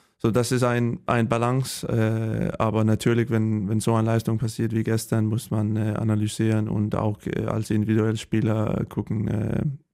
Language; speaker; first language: German; non-native, learner; Danish